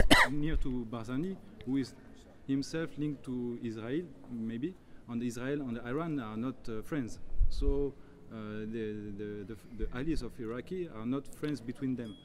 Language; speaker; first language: English; non-native, fluent; French